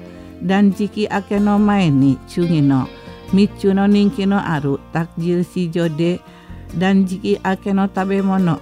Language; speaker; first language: Japanese; non-native, fluent; Indonesian